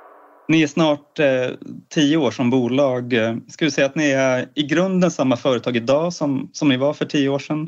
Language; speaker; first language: Swedish; native; Swedish